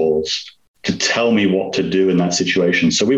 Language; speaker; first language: English; native; English